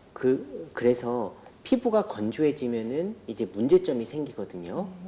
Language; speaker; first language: Korean; native; Korean